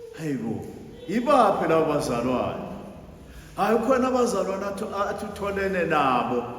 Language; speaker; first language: Zulu; non-native, local second language; Xhosa